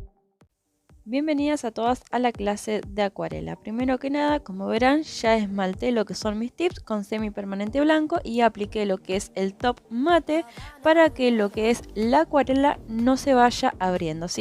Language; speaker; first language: Spanish; native; Spanish